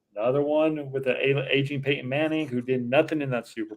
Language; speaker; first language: English; native; English